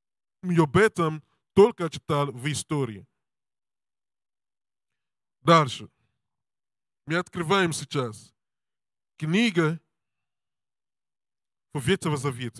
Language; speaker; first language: Russian; non-native, learner; English